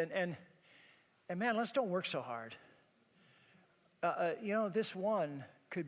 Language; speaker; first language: English; native; English